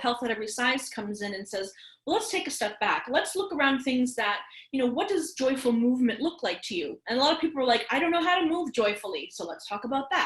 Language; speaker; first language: English; native; English